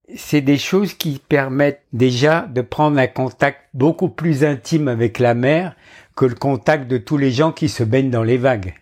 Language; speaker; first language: French; native; French